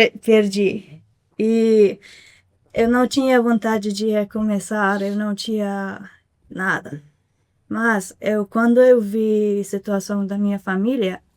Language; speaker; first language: Portuguese; non-native, fluent; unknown